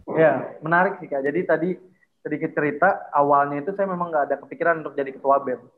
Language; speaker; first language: Indonesian; native; Indonesian